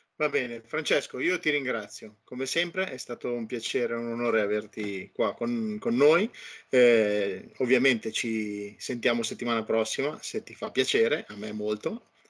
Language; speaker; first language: Italian; native; Italian